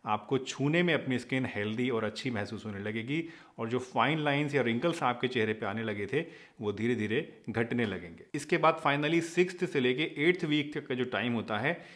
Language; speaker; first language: Hindi; native; Hindi